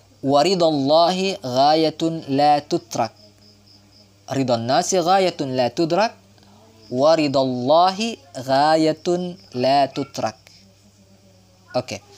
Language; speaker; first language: Arabic; non-native, fluent; Indonesian